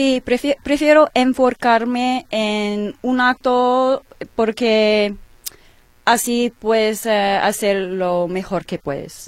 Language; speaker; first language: Spanish; non-native, learner; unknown